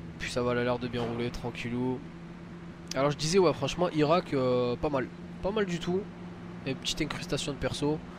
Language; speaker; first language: French; native; French